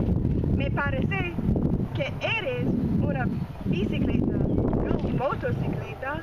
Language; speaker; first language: Spanish; non-native, learner; English